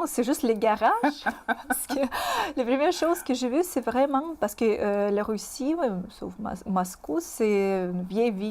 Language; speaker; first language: French; non-native, fluent; Russian